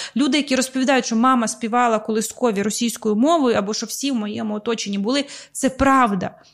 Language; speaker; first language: Ukrainian; non-native, local second language; Russian